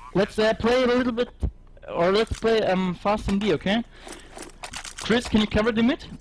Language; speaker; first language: English; non-native, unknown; German